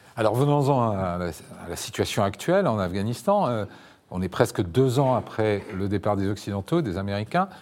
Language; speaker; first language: French; native; French